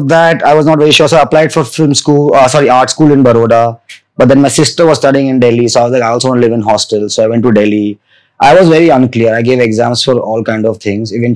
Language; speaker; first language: English; non-native, local second language; Gujarati